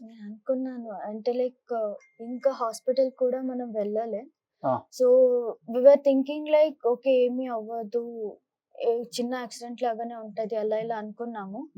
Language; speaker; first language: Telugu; non-native, local second language; Kannada